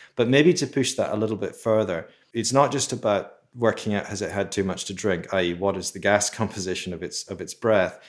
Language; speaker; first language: English; native; English